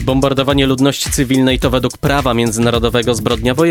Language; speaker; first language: Polish; native; Polish